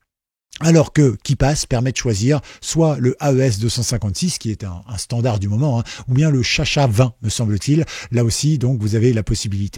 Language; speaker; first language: French; native; French